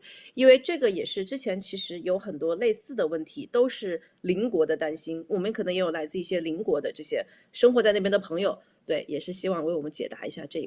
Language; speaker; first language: Chinese; native; Chinese